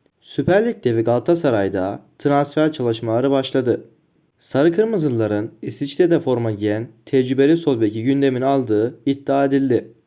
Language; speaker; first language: Turkish; native; Turkish